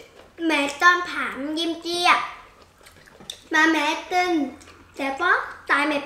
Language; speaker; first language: Vietnamese; early bilingual, heritage; Korean